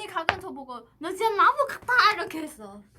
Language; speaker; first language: Korean; non-native, learner; Chinese